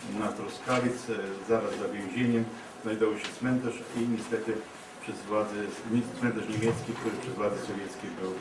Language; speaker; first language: Polish; non-native, learner; Ukrainian